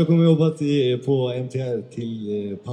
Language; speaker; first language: Swedish; early bilingual, other home language; Turkish